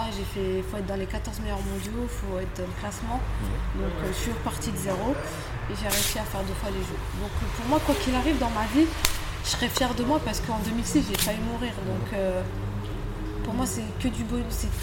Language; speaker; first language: French; native; French